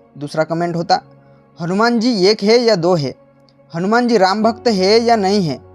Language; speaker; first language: Hindi; non-native, local second language; Marathi